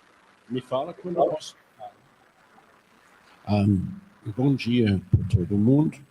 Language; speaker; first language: Portuguese; non-native, fluent; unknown